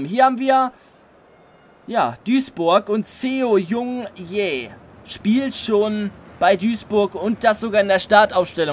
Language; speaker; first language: German; native; German